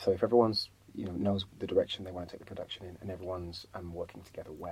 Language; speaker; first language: English; native; English